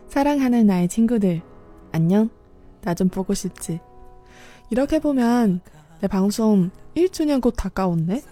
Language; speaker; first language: Korean; non-native, learner; Chinese